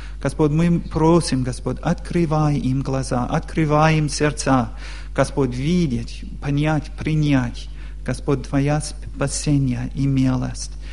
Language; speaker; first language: Russian; non-native, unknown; English